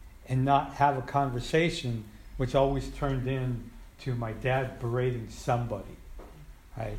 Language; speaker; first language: English; native; English